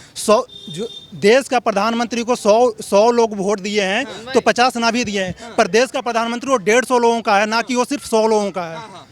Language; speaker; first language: Hindi; native; Hindi